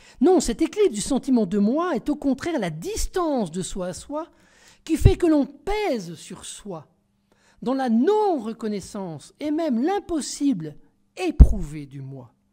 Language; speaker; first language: French; native; French